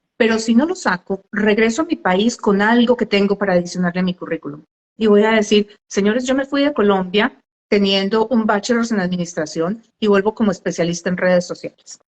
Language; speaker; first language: Spanish; native; Spanish